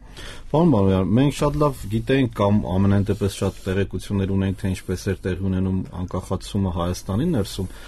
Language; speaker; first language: Armenian; native; Armenian